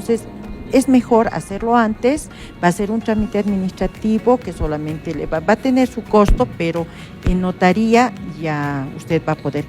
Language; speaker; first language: Spanish; native; Spanish